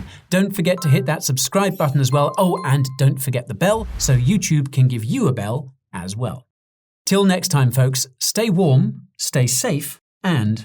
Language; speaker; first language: English; native; English